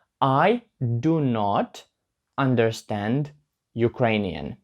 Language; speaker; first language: English; non-native, learner; Ukrainian